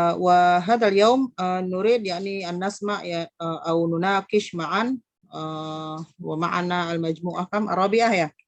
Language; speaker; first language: Arabic; non-native, fluent; Indonesian